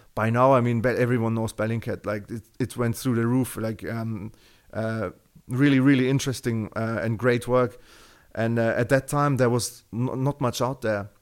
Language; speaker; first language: English; non-native, fluent; German